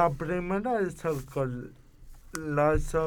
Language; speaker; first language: Catalan; non-native, local second language; Spanish